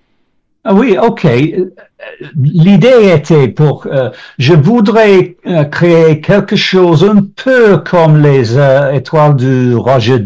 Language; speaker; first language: French; non-native, learner; English